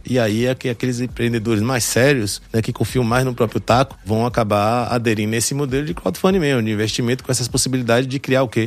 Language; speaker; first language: Portuguese; early bilingual, other home language; French